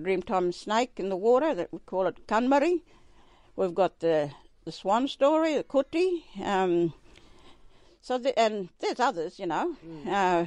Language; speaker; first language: English; native; English